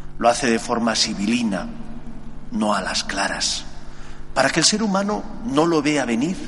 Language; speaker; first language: Spanish; native; Spanish